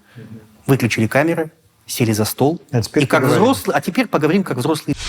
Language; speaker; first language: Russian; native; Russian